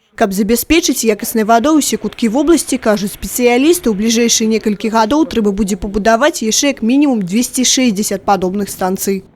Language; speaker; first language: Belarusian; native; Belarusian